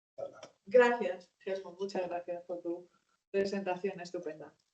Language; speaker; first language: Spanish; native; Spanish